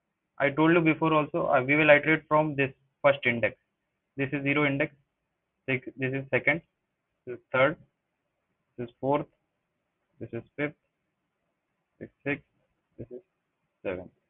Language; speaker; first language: English; non-native, local second language; Hindi